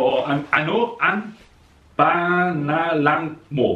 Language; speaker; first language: Filipino; non-native, learner; Italian